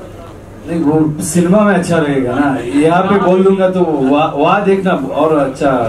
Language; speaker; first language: Hindi; non-native, fluent; Kannada